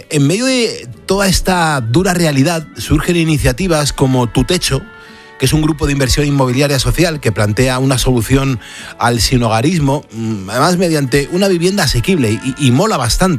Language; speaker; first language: Spanish; native; Spanish